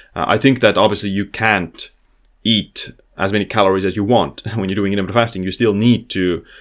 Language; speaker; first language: English; non-native, fluent; Estonian